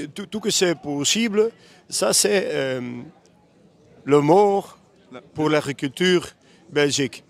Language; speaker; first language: French; non-native, local second language; Dutch